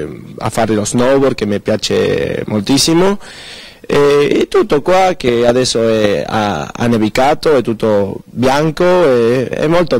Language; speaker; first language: Italian; early bilingual, heritage; Spanish